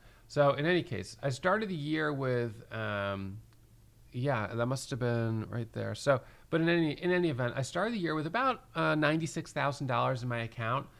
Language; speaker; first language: English; native; English